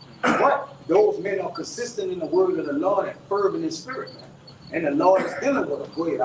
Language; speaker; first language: English; native; English